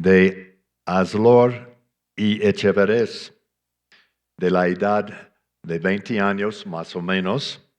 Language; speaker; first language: Spanish; non-native, fluent; English